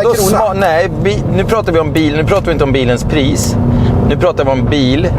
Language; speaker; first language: Swedish; native; Swedish